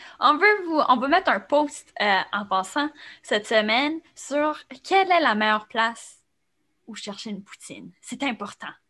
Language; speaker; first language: French; native; French